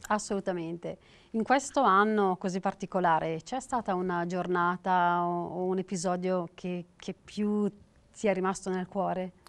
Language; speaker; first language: Italian; native; Italian